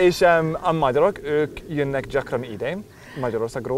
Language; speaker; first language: Hungarian; non-native, learner; English